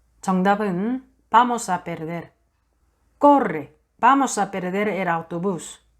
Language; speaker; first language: Spanish; non-native, fluent; Korean